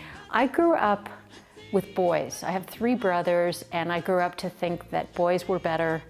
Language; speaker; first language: English; native; English